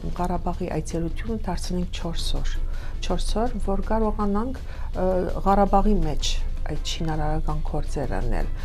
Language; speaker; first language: Armenian; early bilingual, heritage; Armenian